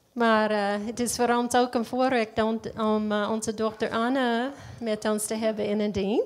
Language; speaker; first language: Dutch; non-native, fluent; English